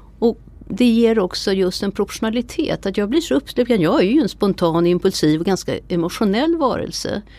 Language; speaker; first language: Swedish; native; Swedish